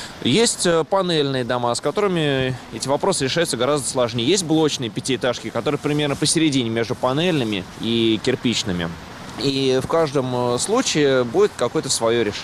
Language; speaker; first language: Russian; native; Russian